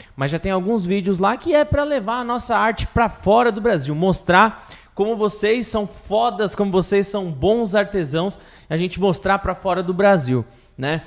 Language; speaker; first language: Portuguese; native; Portuguese